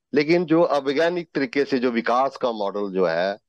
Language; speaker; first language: Hindi; native; Hindi